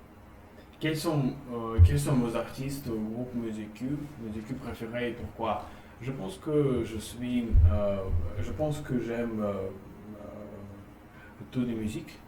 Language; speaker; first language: French; non-native, learner; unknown